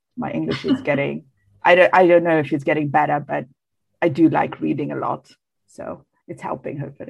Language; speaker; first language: English; non-native, fluent; Bangla